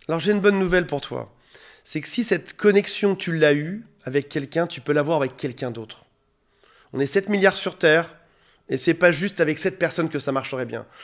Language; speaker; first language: French; native; French